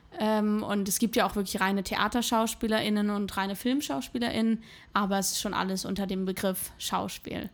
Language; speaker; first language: German; native; German